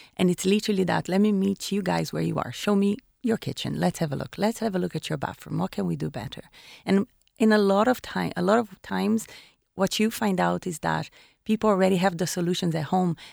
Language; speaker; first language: English; non-native, fluent; Portuguese